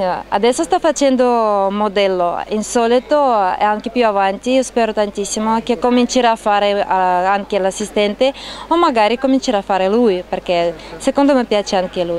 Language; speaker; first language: Italian; non-native, learner; Russian